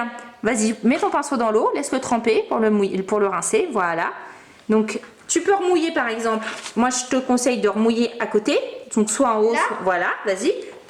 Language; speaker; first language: French; native; French